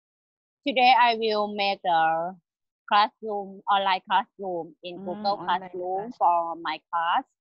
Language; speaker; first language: English; non-native, learner; Thai